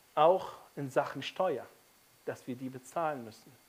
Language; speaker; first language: German; non-native, fluent; Arabic